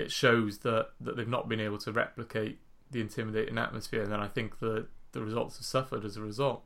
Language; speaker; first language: English; native; English